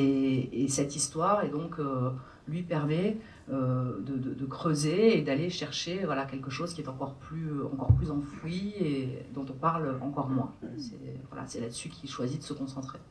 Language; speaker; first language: French; native; French